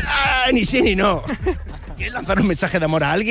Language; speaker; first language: Spanish; native; Spanish